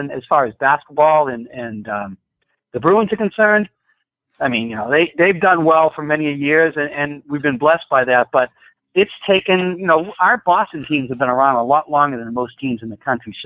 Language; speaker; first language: English; native; English